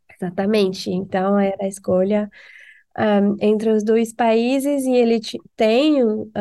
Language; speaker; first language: Portuguese; non-native, fluent; French